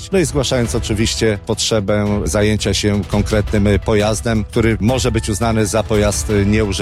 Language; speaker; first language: Polish; native; Polish